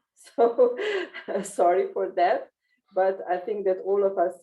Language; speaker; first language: English; non-native, fluent; Slovenian